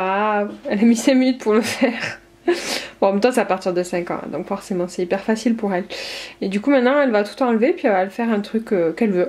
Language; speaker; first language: French; native; French